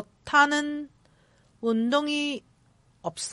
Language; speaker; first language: Korean; non-native, learner; Cantonese